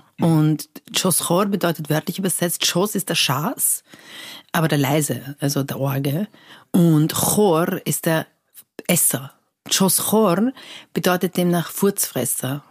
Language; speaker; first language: German; early bilingual, other home language; Persian